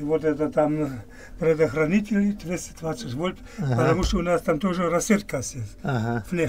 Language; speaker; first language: Russian; non-native, learner; German